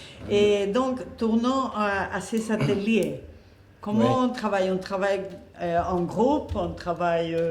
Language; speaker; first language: French; non-native, fluent; Spanish